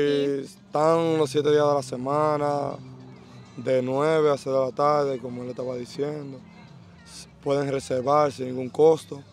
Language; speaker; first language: Spanish; native; Spanish